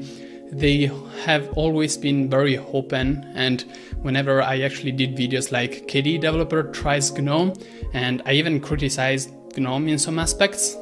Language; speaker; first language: English; non-native, fluent; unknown